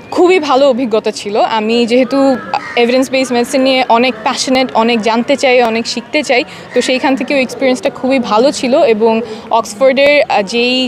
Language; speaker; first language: Bangla; native; Bangla